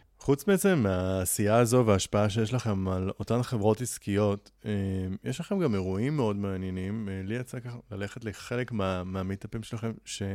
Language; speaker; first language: Hebrew; native; Hebrew